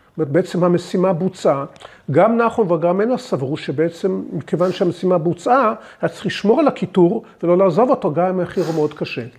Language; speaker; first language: Hebrew; early bilingual, other home language; English